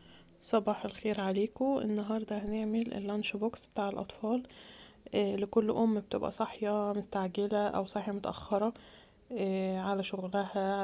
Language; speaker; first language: Arabic; native; Arabic